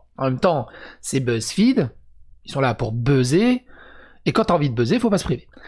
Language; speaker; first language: French; native; French